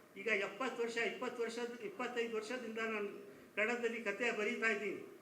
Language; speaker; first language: Kannada; non-native, local second language; Urdu